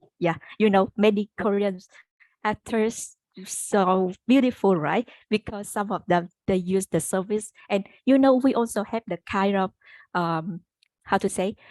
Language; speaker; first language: English; non-native, learner; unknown